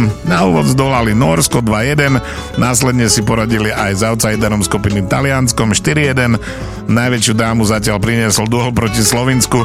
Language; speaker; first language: Slovak; native; Slovak